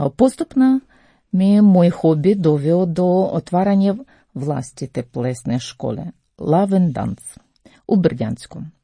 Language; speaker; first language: Croatian; non-native, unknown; Ukrainian